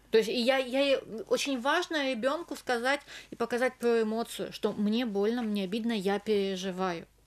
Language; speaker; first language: Russian; native; Russian